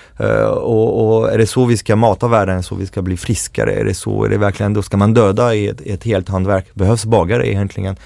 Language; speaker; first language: Swedish; non-native, fluent; French